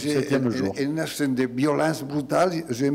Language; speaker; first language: French; non-native, learner; Spanish